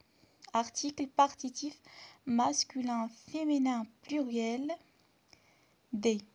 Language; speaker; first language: French; non-native, local second language; Arabic